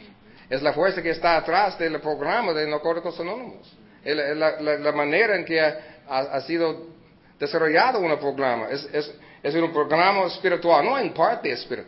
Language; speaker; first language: Spanish; early bilingual, heritage; Spanish